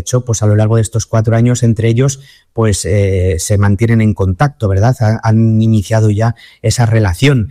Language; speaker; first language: Spanish; native; Spanish